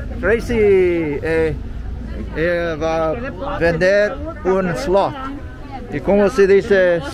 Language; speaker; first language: Spanish; non-native, learner; English